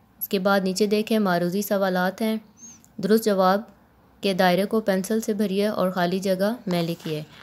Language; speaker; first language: Urdu; non-native, local second language; Punjabi